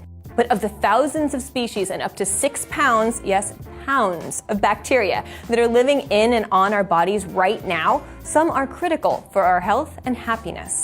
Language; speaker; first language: English; native; English